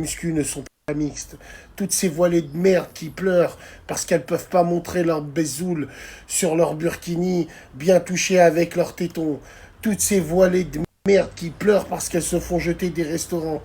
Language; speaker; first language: French; native; French